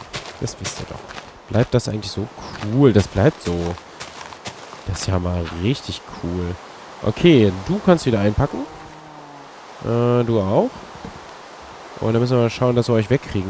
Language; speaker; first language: German; native; German